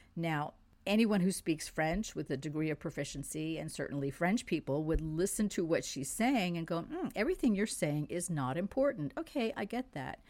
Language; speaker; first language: English; non-native, fluent; French